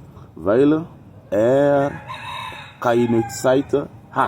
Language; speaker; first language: German; non-native, learner; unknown